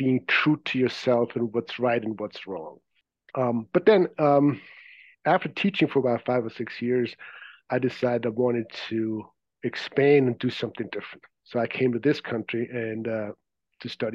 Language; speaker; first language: English; non-native, fluent; Swiss German